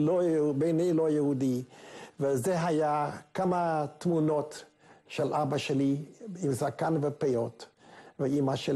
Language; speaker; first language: Hebrew; non-native, fluent; Hungarian